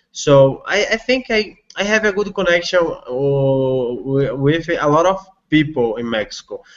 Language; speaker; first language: English; non-native, learner; Portuguese